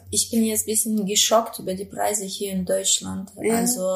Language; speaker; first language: German; non-native, fluent; Spanish